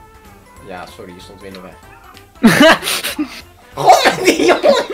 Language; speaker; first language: Dutch; native; Dutch